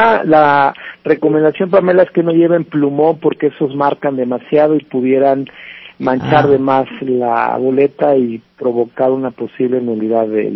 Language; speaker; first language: Spanish; native; Spanish